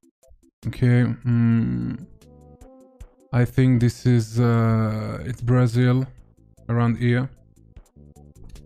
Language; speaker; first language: English; non-native, fluent; French